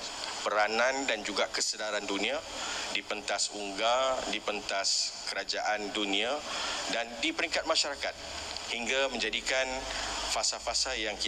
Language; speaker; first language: Malay; native; Malay